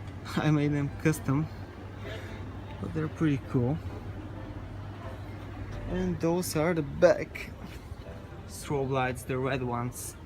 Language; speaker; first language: English; non-native, fluent; Bulgarian